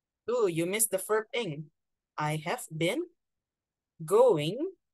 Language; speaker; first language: English; non-native, fluent; Indonesian